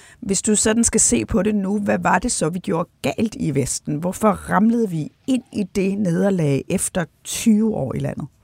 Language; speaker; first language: Danish; native; Danish